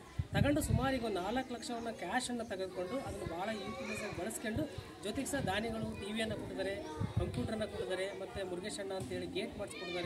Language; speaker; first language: Kannada; native; Kannada